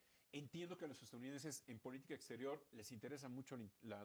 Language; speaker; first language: Spanish; native; Spanish